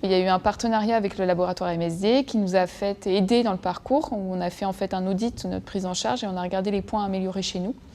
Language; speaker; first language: French; native; French